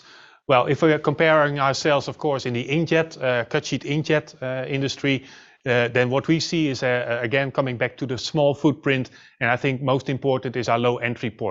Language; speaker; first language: English; non-native, fluent; Dutch